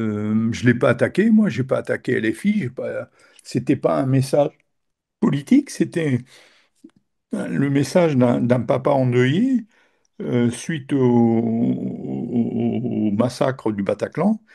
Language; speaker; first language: French; native; French